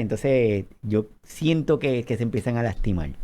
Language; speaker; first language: Spanish; native; Spanish